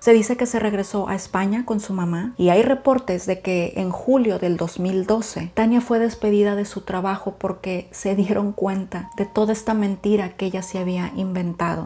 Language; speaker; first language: Spanish; native; Spanish